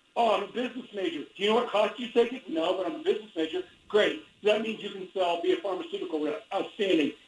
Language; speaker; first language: English; native; English